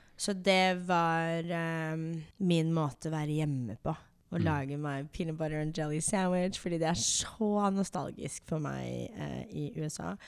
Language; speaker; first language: Norwegian; early bilingual, other home language; English